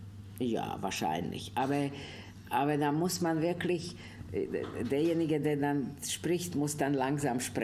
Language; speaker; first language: German; non-native, fluent; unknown